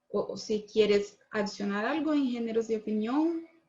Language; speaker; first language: Spanish; non-native, learner; Portuguese